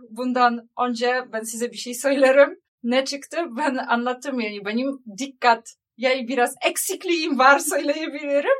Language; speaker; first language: Turkish; non-native, learner; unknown